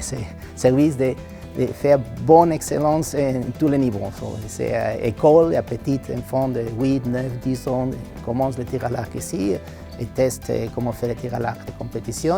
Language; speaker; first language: French; non-native, learner; Spanish